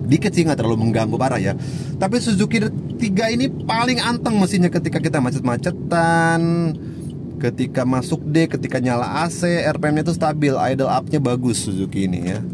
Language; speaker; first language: Indonesian; native; Indonesian